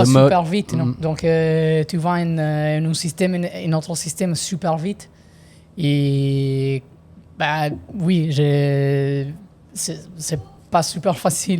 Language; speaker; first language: French; non-native, learner; Italian